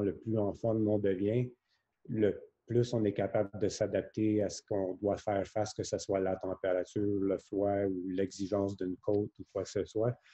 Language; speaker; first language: French; native; French